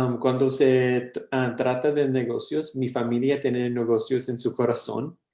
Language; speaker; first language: Spanish; early bilingual, heritage; English